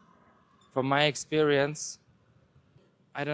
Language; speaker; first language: English; non-native, learner; Turkish